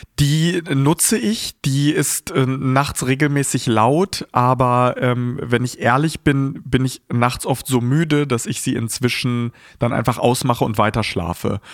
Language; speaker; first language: German; early bilingual, other home language; Russian